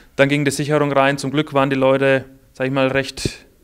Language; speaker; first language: German; native; German